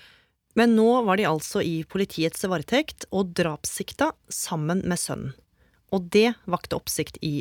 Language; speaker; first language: Norwegian; native; Norwegian